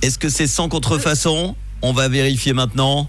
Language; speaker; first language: French; native; French